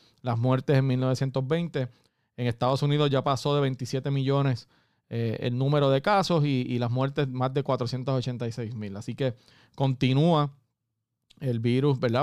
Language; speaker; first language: Spanish; native; Spanish